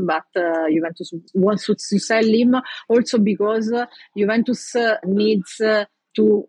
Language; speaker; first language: English; non-native, learner; Italian